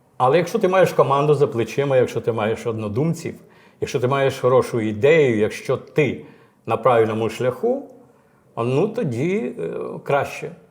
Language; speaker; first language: Ukrainian; native; Ukrainian